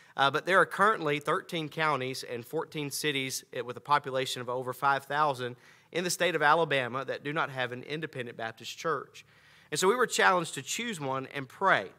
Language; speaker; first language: English; native; English